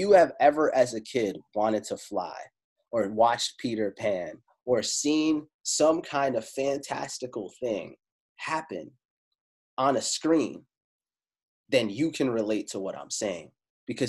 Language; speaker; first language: English; non-native, fluent; Italian